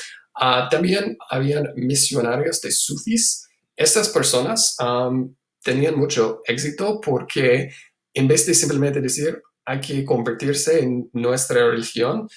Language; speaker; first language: Spanish; non-native, fluent; English